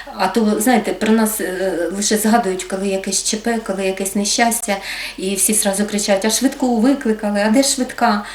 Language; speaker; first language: Ukrainian; native; Ukrainian